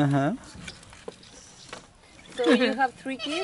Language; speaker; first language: English; non-native, learner; Spanish